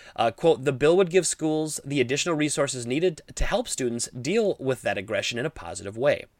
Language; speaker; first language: English; native; English